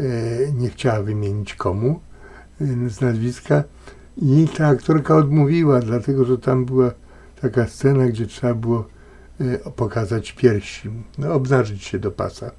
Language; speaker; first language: Polish; native; Polish